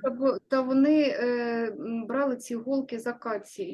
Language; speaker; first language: Ukrainian; native; Ukrainian